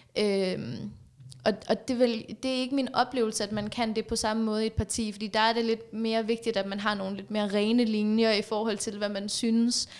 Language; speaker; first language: Danish; early bilingual, other home language; Persian